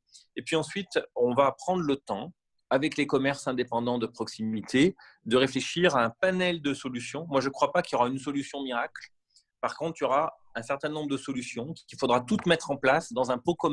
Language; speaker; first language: French; native; French